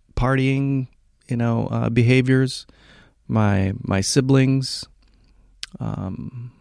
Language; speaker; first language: English; native; English